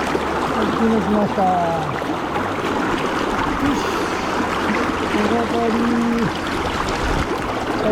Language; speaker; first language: Japanese; native; Japanese